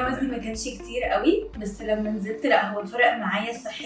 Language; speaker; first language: Arabic; native; Arabic